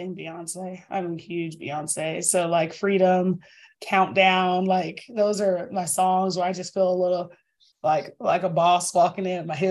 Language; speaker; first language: English; native; English